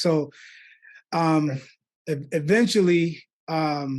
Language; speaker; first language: English; native; English